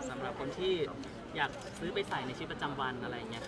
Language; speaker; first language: Thai; native; Thai